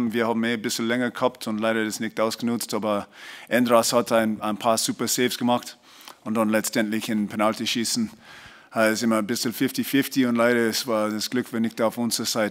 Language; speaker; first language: German; non-native, fluent; English